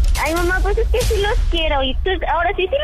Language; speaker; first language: Spanish; native; Spanish